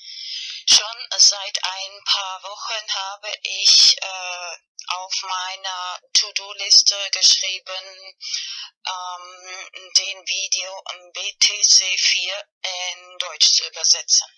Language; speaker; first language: German; non-native, learner; Spanish